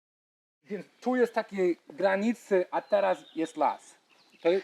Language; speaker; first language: Polish; non-native, learner; English